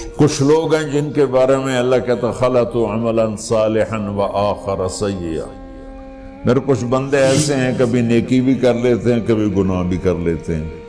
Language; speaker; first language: Urdu; non-native, local second language; Punjabi